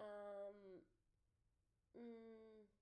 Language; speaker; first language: French; non-native, learner; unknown